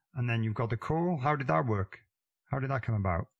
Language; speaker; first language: English; native; English